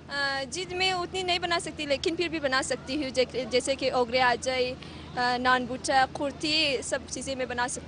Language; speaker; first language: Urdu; non-native, local second language; Hazaragi